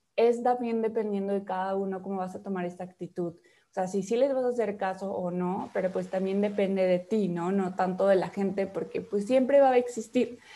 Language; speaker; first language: Spanish; native; Spanish